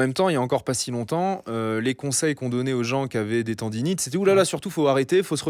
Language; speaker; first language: French; native; French